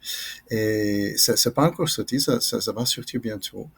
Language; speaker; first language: French; non-native, fluent; English